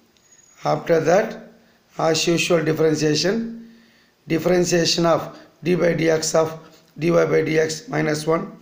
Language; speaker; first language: English; non-native, local second language; Tamil